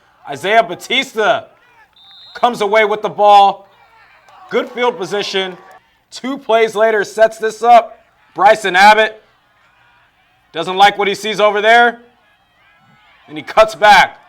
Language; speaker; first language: English; native; English